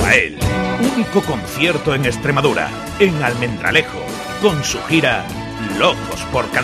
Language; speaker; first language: Spanish; native; Spanish